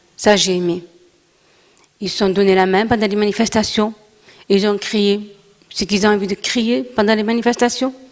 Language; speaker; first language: French; non-native, local second language; Arabic